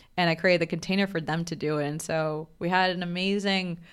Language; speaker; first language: English; non-native, local second language; Bangla